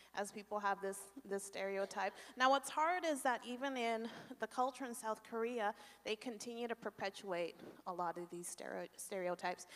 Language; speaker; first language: English; native; English